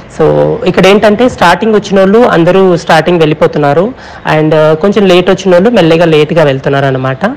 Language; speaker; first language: Telugu; non-native, local second language; Lambadi